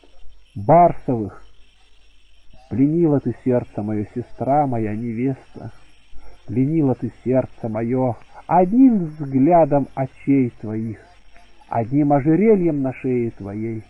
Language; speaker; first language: Russian; native; Russian